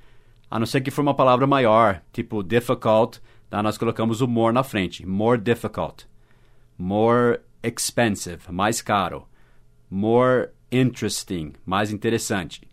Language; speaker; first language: Portuguese; non-native, fluent; English